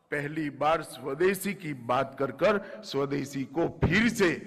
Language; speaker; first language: Hindi; non-native, local second language; Gujarati